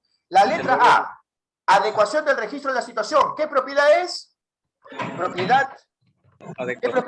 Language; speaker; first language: Spanish; native; Spanish